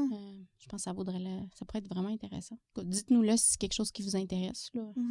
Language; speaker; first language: French; native; French